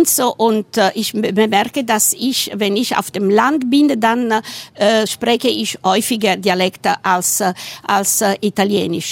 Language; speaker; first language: German; non-native, fluent; Italian